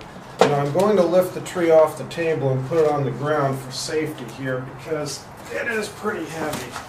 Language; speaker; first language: English; native; English